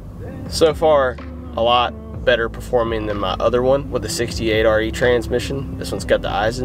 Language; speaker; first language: English; native; English